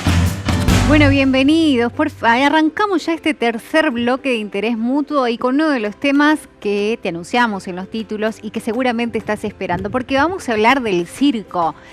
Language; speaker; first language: Spanish; native; Spanish